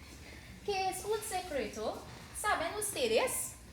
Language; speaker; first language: Spanish; non-native, learner; English